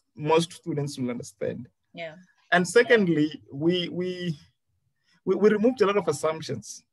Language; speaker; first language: English; non-native, local second language; Venda